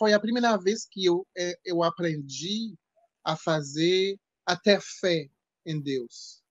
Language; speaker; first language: Portuguese; non-native, fluent; French